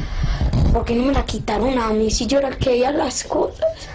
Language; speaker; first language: Spanish; native; Spanish